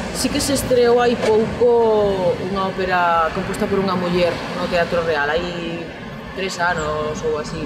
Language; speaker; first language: Galician; non-native, local second language; Spanish